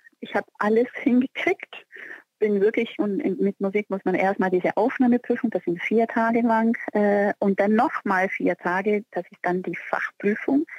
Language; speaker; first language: German; non-native, fluent; Portuguese